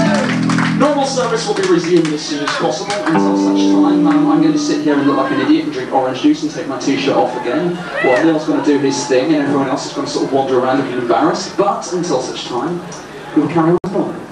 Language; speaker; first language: English; native; English